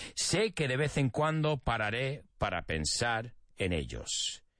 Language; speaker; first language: Spanish; non-native, fluent; English